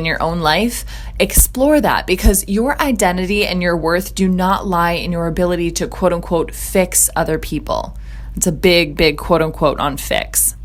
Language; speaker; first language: English; native; English